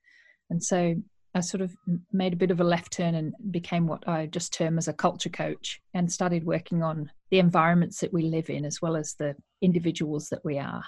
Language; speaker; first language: English; native; English